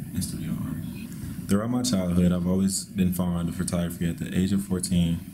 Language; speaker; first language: English; native; English